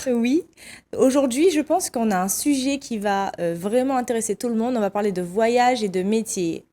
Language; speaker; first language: French; native; French